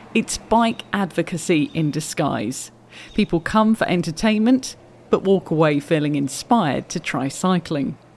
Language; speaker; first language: English; native; English